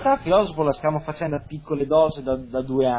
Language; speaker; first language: Italian; native; Italian